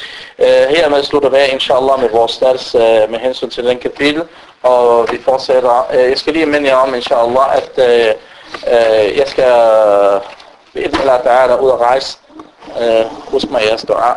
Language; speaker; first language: Danish; non-native, fluent; Arabic